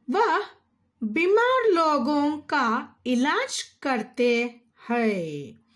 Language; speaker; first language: Hindi; non-native, local second language; Kannada